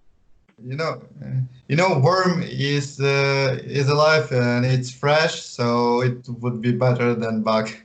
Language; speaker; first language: English; non-native, learner; Ukrainian